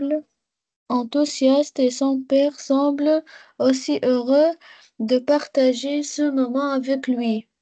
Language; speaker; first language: French; non-native, learner; Arabic